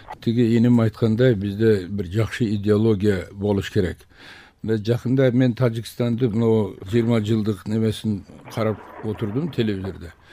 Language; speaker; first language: Kyrgyz; non-native, local second language; Tajik